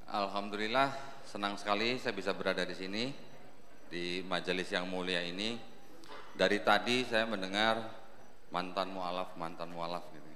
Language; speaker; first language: Indonesian; native; Indonesian